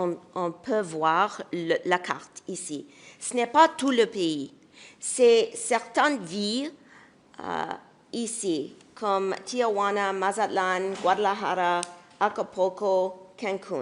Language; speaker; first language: French; non-native, local second language; English